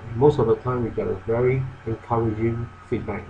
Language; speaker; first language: English; non-native, local second language; Chinese